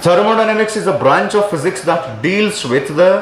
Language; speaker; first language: English; non-native, local second language; Kannada